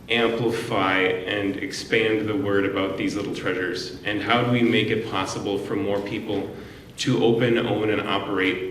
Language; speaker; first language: English; native; English